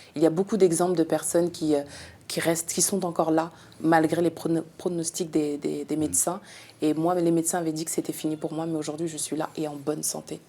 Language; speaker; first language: French; native; French